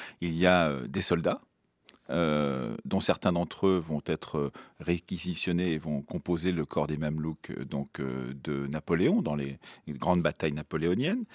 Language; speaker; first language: French; native; French